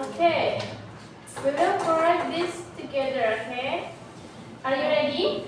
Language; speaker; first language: English; non-native, learner; Indonesian